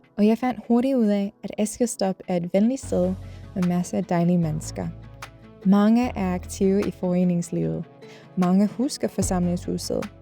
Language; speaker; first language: Danish; non-native, fluent; English